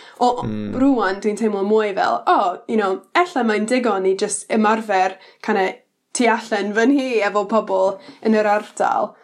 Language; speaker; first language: Welsh; non-native, learner; English